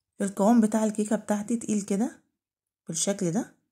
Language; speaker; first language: Arabic; native; Arabic